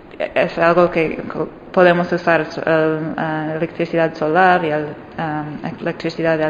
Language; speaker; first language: Spanish; non-native, fluent; English